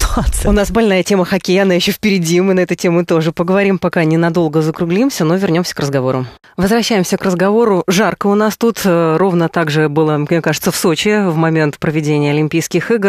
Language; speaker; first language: Russian; native; Russian